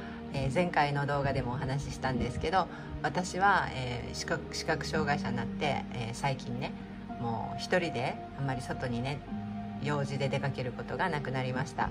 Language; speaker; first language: Japanese; native; Japanese